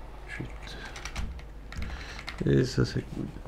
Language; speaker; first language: French; native; French